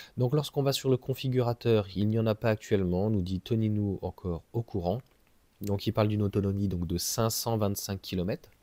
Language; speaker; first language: French; native; French